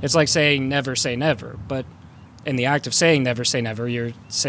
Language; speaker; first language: English; native; English